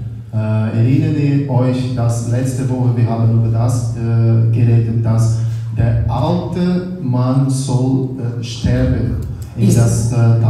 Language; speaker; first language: German; non-native, learner; Portuguese